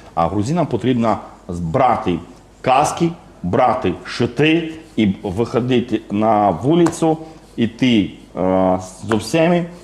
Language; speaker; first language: Ukrainian; non-native, fluent; Georgian